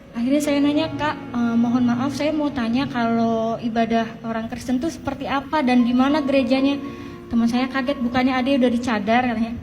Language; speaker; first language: Indonesian; native; Indonesian